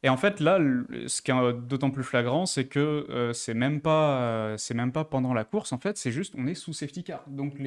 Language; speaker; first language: French; native; French